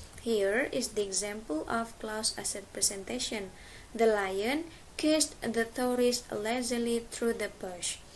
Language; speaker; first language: English; non-native, learner; Indonesian